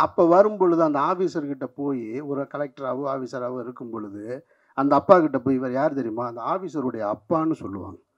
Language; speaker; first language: Tamil; native; Tamil